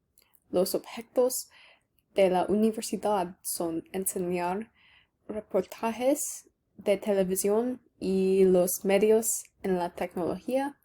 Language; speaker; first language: Spanish; non-native, learner; English